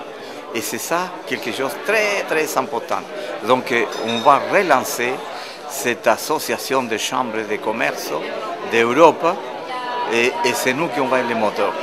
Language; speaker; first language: French; non-native, fluent; Spanish